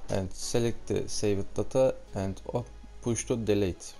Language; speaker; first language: English; non-native, learner; Turkish